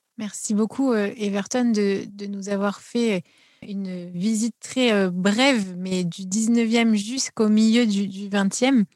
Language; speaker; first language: French; native; French